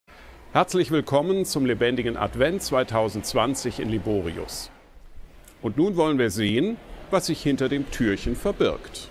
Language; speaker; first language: German; native; German